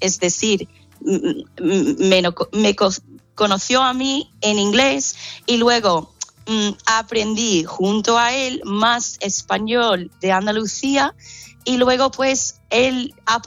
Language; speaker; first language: Spanish; non-native, fluent; English